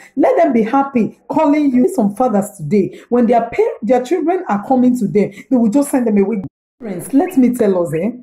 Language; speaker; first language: English; non-native, local second language; Igbo